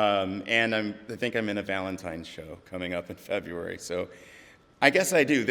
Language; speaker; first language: English; native; English